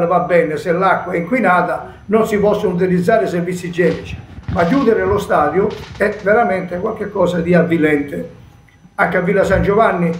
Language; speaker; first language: Italian; native; Italian